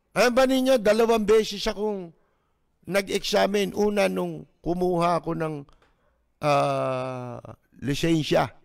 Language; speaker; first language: Filipino; native; Filipino